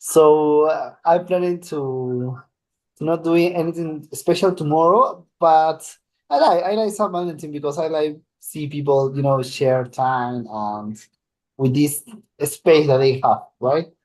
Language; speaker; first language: English; non-native, learner; Spanish